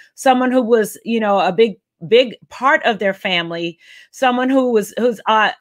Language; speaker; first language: English; native; English